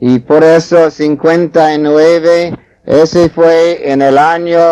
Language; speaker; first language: Spanish; non-native, fluent; English